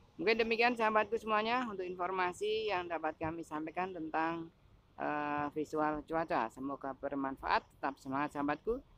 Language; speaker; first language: Indonesian; native; Indonesian